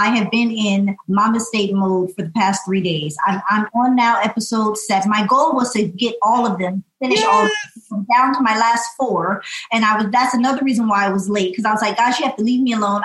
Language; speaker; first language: English; native; English